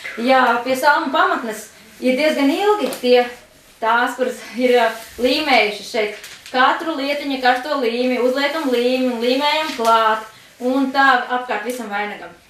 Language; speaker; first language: Latvian; native; Latvian